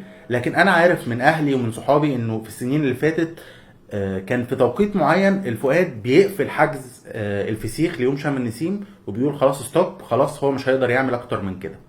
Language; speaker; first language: Arabic; native; Arabic